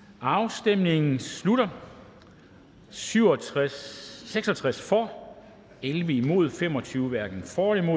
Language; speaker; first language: Danish; native; Danish